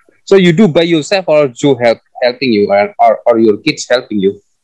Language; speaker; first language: English; non-native, fluent; Indonesian